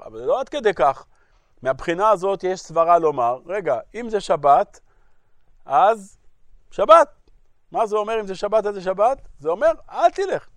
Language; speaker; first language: Hebrew; native; Hebrew